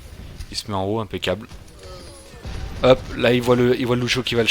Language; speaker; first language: French; native; French